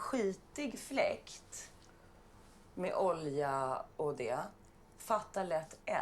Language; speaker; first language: Swedish; native; Swedish